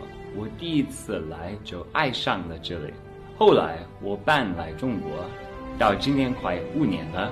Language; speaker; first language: Chinese; non-native, fluent; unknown